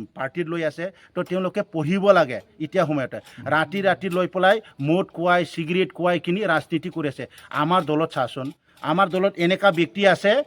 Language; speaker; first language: Assamese; non-native, local second language; Bodo